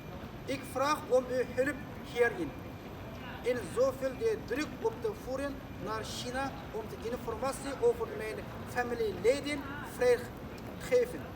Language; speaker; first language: Dutch; non-native, fluent; Uyghur